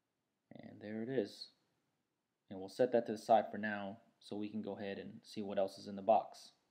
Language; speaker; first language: English; native; English